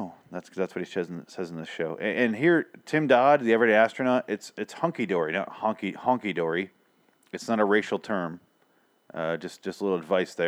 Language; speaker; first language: English; native; English